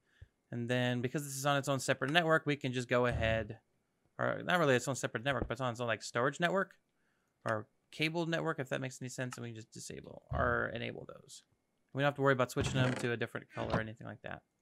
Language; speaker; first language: English; native; English